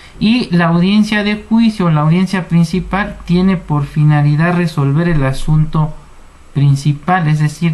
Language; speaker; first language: Spanish; native; Spanish